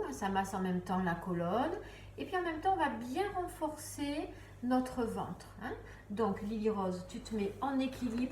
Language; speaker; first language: French; native; French